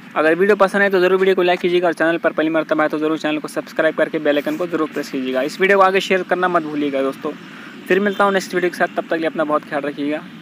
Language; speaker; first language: Hindi; non-native, local second language; Marathi